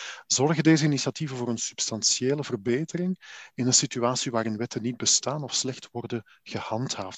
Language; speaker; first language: Dutch; native; Dutch